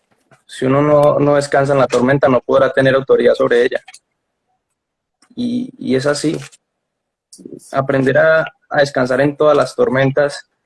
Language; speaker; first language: Spanish; native; Spanish